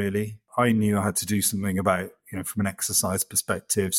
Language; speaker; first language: English; native; English